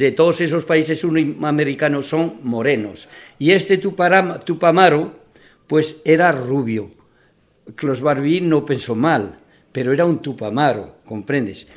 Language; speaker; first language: Spanish; native; Spanish